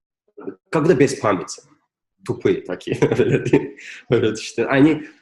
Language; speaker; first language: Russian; non-native, local second language; Azerbaijani